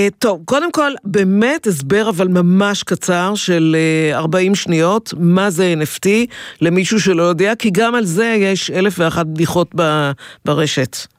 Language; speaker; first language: Hebrew; native; Hebrew